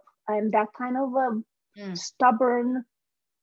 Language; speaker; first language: English; non-native, fluent; Hungarian